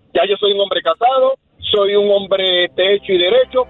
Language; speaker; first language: Spanish; native; Spanish